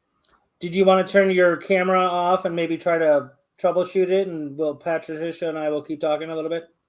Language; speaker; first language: English; native; English